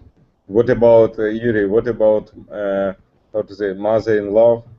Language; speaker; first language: English; non-native, learner; Russian